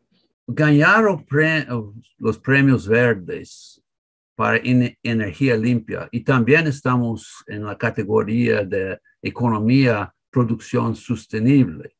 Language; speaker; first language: Spanish; non-native, learner; English